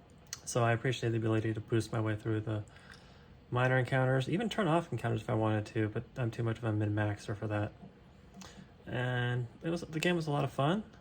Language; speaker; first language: English; native; English